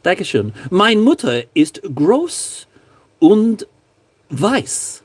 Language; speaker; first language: German; non-native, learner; English